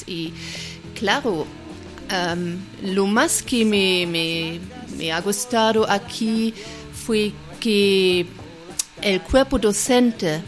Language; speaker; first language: Spanish; non-native, fluent; German